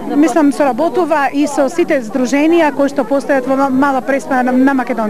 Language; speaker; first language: Macedonian; native; Macedonian